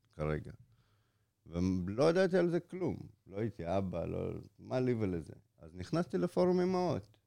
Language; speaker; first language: Hebrew; early bilingual, other home language; Russian